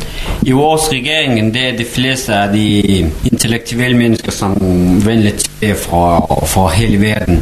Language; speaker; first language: Danish; non-native, fluent; Persian